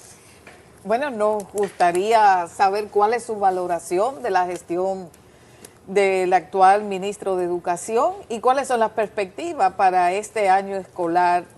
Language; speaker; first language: Spanish; native; Spanish